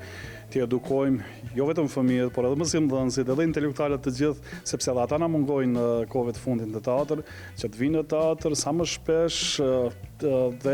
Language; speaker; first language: Albanian; native; Albanian